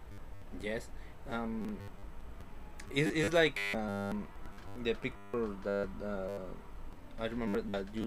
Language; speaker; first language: English; non-native, fluent; Spanish